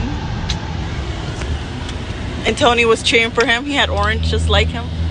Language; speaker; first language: English; early bilingual, other home language; Spanish